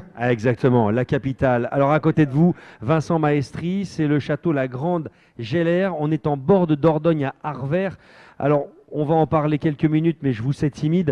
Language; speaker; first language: French; native; French